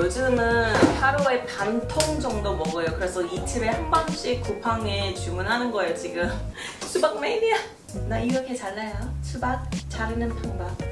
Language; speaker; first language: Korean; non-native, fluent; English